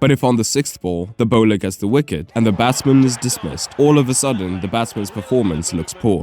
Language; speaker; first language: English; native; English